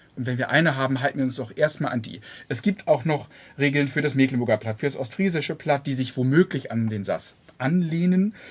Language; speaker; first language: German; native; German